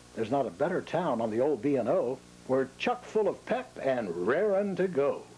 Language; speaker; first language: English; native; English